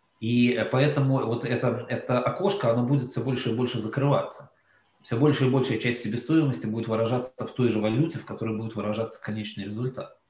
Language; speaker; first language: Russian; native; Russian